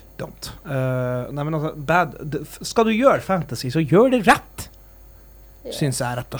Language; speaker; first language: Norwegian; native; Norwegian